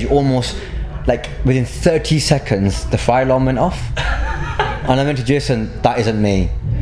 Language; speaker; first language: English; native; English